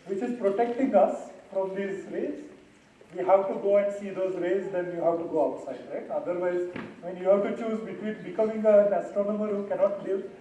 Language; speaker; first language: English; non-native, local second language; Marathi